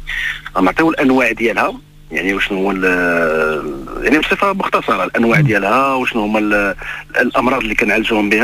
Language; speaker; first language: Arabic; native; Arabic